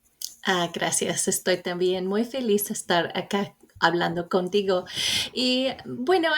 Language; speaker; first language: Spanish; non-native, fluent; English